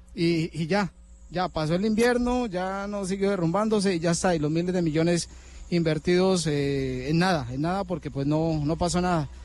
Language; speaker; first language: Spanish; native; Spanish